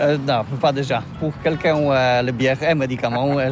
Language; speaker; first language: French; non-native, learner; Polish